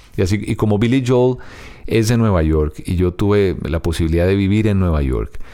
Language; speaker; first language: Spanish; native; Spanish